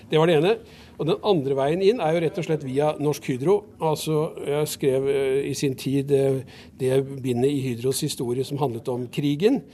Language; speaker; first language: Norwegian; native; Norwegian